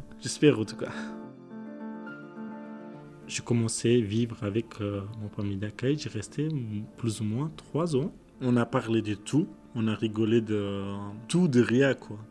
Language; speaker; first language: French; non-native, learner; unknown